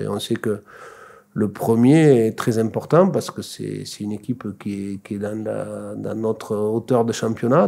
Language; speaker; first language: French; native; French